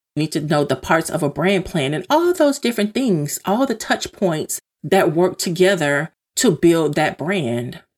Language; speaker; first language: English; native; English